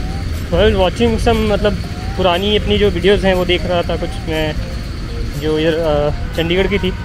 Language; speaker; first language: Hindi; native; Hindi